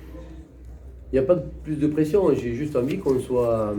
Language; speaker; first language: French; native; French